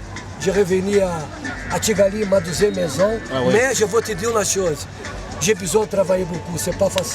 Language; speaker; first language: French; non-native, fluent; Portuguese